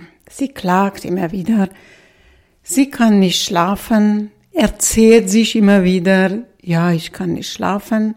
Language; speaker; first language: German; non-native, fluent; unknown